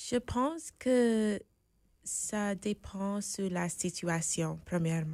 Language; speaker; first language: French; non-native, fluent; English